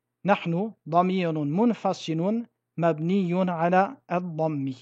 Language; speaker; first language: Arabic; non-native, fluent; French